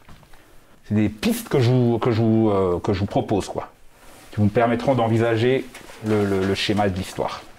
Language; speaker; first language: French; native; French